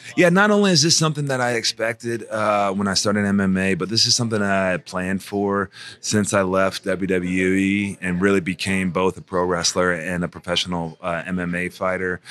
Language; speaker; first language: English; native; English